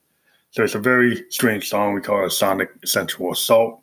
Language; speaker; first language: English; native; English